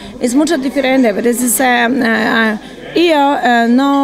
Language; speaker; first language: Spanish; non-native, learner; Polish